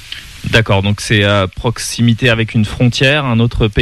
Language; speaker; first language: French; native; French